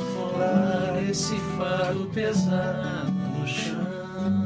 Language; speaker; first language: Portuguese; native; Portuguese